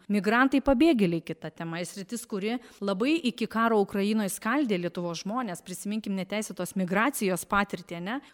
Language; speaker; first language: Lithuanian; native; Lithuanian